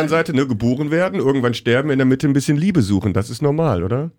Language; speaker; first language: German; native; German